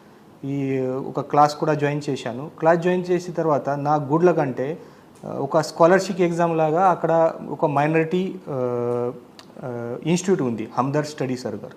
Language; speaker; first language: Telugu; non-native, fluent; Marathi